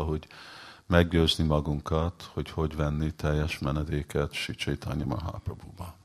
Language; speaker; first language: Hungarian; early bilingual, heritage; Hungarian